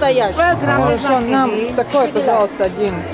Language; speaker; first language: Russian; non-native, learner; Latvian